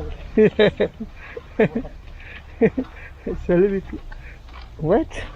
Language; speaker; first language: English; non-native, fluent; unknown